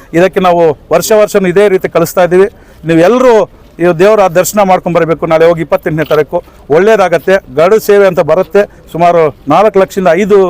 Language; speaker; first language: Kannada; native; Kannada